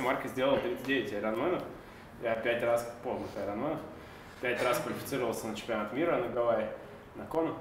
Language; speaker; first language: Russian; native; Russian